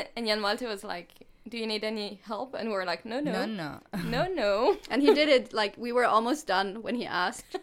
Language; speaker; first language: English; non-native, fluent; German